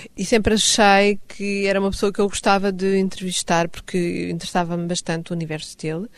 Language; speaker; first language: Portuguese; non-native, fluent; Swedish